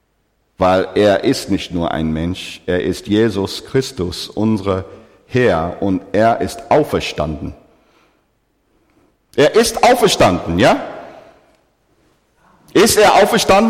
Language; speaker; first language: German; non-native, fluent; English